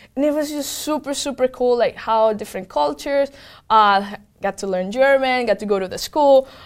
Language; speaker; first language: English; non-native, fluent; Spanish